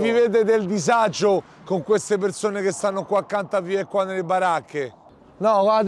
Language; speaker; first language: Italian; native; Italian